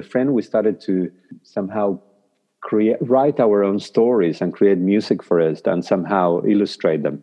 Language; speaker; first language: English; non-native, fluent; Spanish